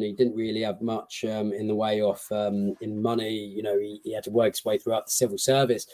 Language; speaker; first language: English; native; English